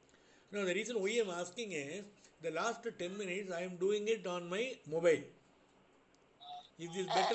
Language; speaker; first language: English; non-native, local second language; Tamil